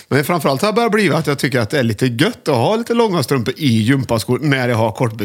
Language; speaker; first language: Swedish; native; Swedish